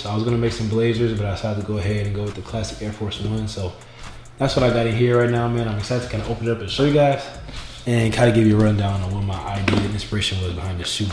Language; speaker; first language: English; native; English